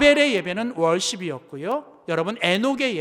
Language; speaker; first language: Korean; native; Korean